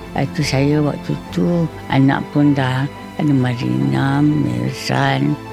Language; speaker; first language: Malay; native; Malay